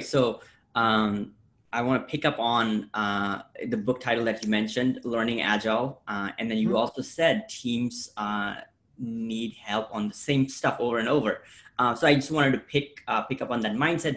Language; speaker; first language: English; non-native, local second language; Nepali